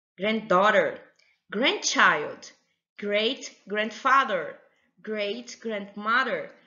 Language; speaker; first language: English; non-native, fluent; Portuguese